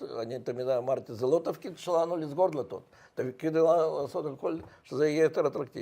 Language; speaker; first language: Hebrew; non-native, fluent; Russian